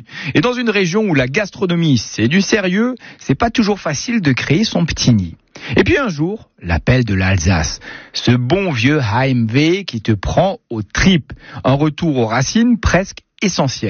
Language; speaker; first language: French; native; French